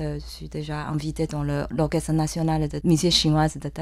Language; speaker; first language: French; non-native, fluent; Chinese